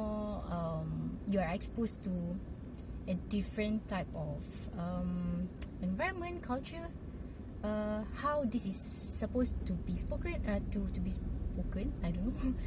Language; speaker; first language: English; non-native, local second language; Malay